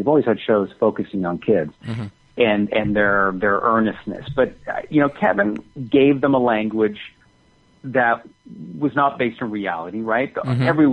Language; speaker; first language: English; native; English